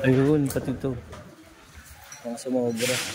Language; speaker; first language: Filipino; native; Filipino